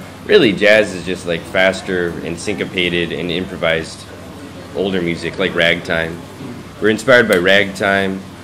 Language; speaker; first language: English; native; English